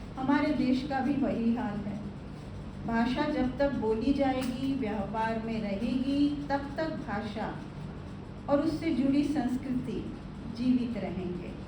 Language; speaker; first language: Hindi; non-native, local second language; Gujarati